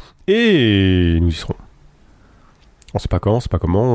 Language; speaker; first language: French; native; French